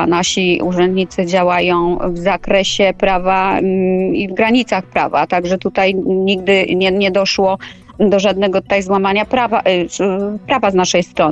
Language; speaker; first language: Polish; native; Polish